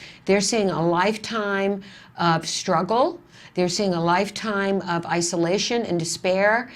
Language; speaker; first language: English; native; English